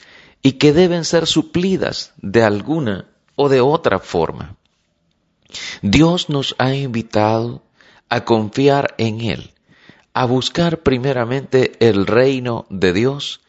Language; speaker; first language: Spanish; native; Spanish